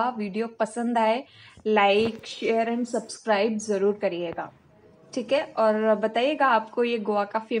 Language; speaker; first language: Hindi; native; Hindi